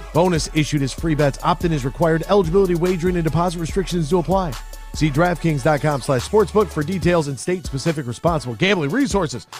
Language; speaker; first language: English; native; English